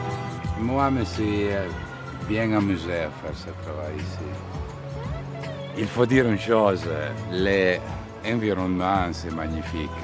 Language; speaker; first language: French; non-native, fluent; Italian